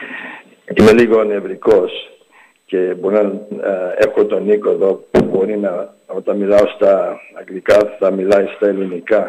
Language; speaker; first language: Greek; early bilingual, heritage; English